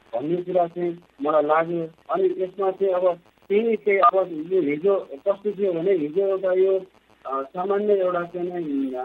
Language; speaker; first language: Nepali; native; Nepali